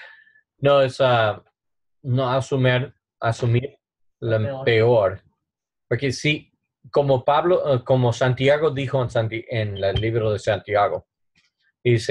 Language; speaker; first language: Spanish; non-native, learner; English